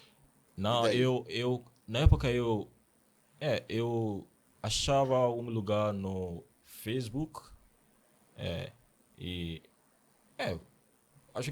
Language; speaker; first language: Portuguese; non-native, learner; Akan